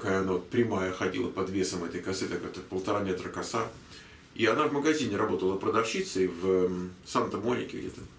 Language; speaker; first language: Russian; native; Russian